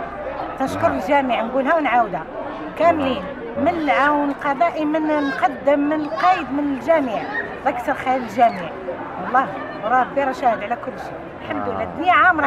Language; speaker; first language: Arabic; native; Arabic